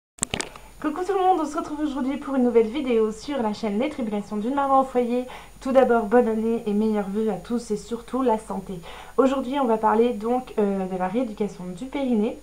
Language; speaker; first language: French; native; French